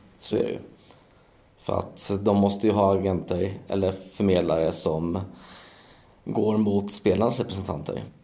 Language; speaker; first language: Swedish; early bilingual, other home language; Polish